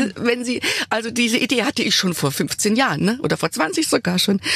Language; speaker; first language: German; native; German